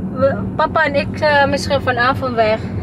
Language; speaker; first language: Dutch; non-native, learner; Waray